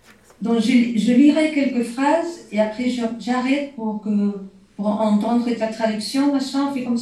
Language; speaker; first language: French; native; French